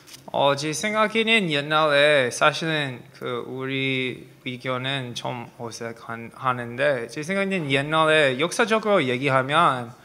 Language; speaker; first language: Korean; non-native, learner; English